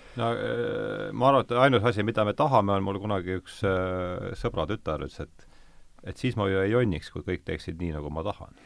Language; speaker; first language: Estonian; native; Estonian